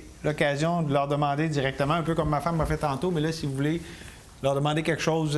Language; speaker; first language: French; native; French